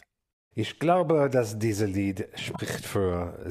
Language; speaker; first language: German; non-native, learner; English